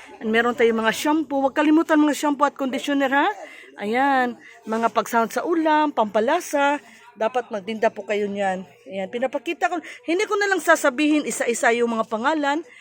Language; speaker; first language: Filipino; non-native, local second language; Cebuano